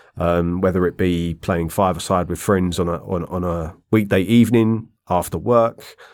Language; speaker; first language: English; native; English